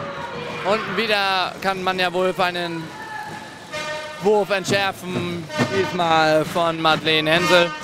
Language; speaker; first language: German; native; German